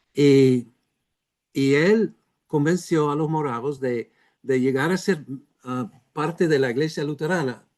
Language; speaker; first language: Spanish; non-native, fluent; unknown